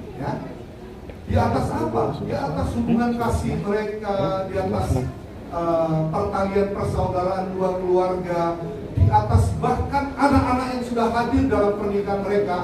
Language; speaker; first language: Indonesian; native; Indonesian